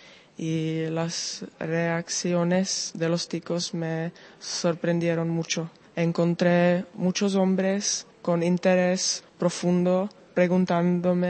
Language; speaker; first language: Spanish; non-native, fluent; Czech